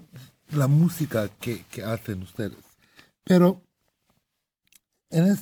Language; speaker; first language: Spanish; non-native, fluent; Arabic